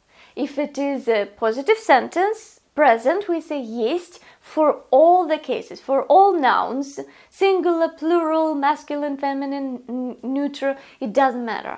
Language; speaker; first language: English; non-native, fluent; Russian